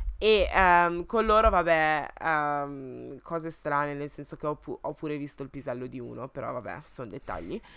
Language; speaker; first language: Italian; early bilingual, other home language; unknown